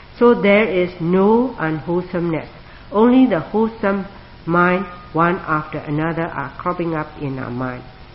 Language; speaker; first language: English; non-native, fluent; Burmese